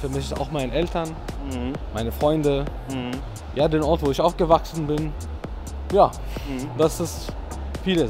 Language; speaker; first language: German; non-native, fluent; Arabic